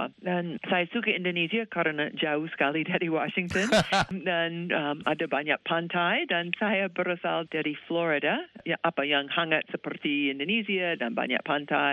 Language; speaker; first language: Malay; non-native, fluent; English